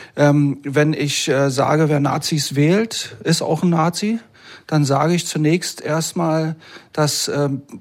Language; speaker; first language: German; native; German